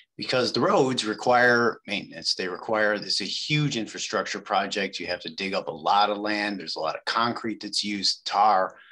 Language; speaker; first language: English; native; English